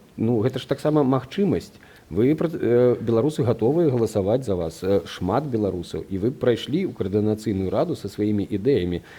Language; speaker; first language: Belarusian; non-native, local second language; Russian